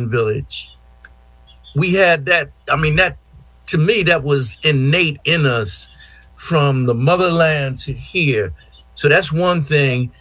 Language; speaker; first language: English; native; English